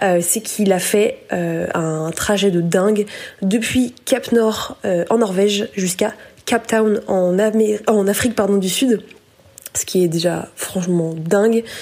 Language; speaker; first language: French; native; French